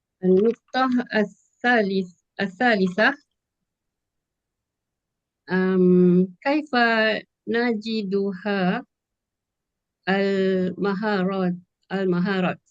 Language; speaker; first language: Arabic; non-native, learner; Malay